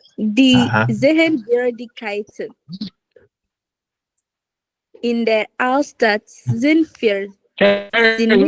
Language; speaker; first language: German; non-native, learner; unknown